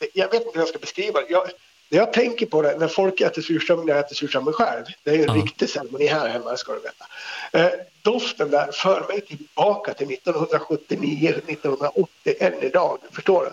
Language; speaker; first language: Swedish; native; Swedish